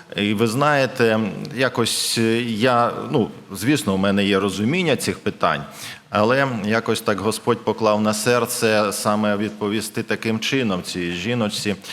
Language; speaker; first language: Ukrainian; non-native, local second language; Russian